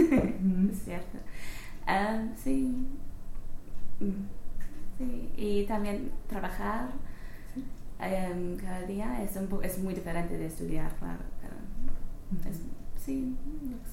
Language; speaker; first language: Spanish; non-native, learner; English